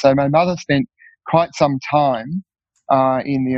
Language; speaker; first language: English; native; English